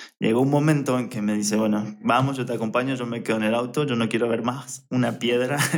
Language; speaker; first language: Spanish; native; Spanish